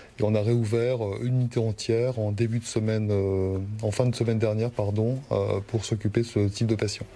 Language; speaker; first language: French; native; French